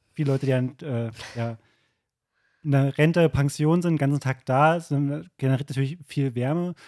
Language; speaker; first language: German; native; German